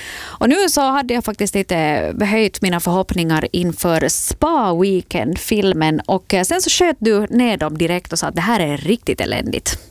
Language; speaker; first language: Swedish; native; Swedish